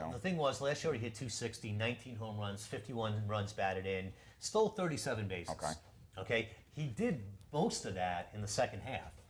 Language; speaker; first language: English; native; English